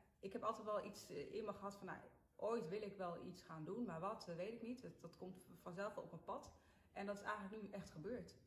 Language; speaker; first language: Dutch; early bilingual, other home language; Sinhala